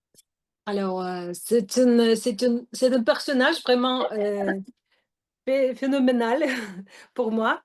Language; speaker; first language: French; non-native, fluent; Russian